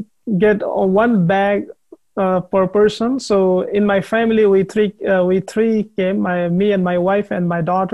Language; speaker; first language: English; non-native, learner; Nepali